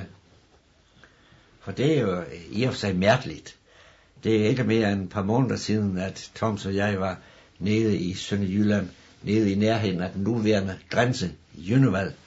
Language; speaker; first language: Danish; native; Danish